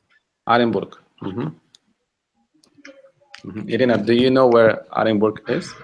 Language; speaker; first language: English; non-native, fluent; Russian